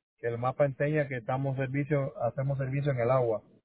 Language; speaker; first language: Spanish; native; Spanish